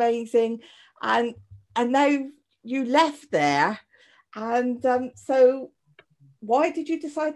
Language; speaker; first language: English; native; English